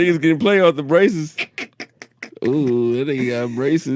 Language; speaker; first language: English; native; English